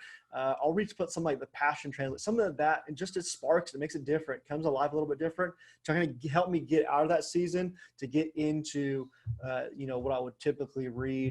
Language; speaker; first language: English; native; English